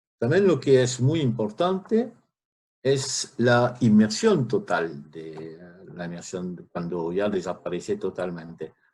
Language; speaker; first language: Spanish; non-native, fluent; French